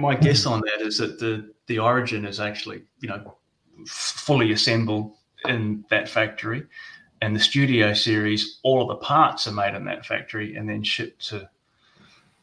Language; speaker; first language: English; native; English